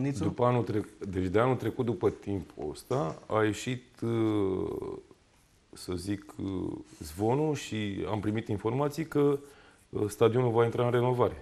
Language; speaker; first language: Romanian; native; Romanian